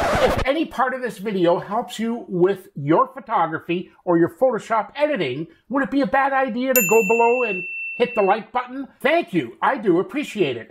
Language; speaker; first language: English; native; English